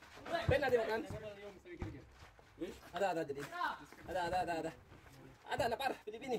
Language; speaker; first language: Arabic; non-native, learner; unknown